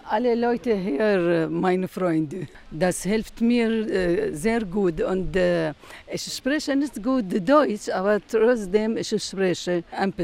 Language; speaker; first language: German; non-native, learner; Arabic